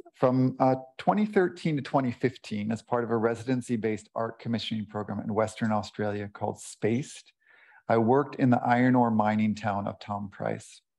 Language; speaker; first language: English; native; English